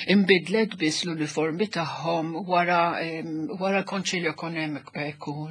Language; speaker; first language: Maltese; non-native, local second language; Italian